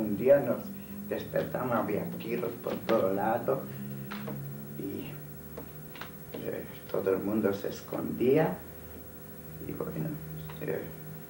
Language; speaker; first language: Spanish; non-native, fluent; Hungarian